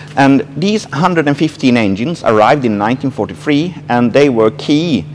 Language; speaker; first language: English; non-native, fluent; Swedish